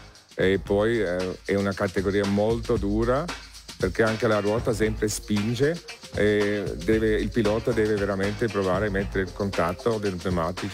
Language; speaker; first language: Italian; non-native, learner; German